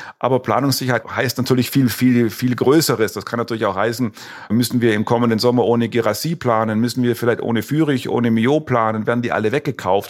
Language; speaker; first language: German; native; German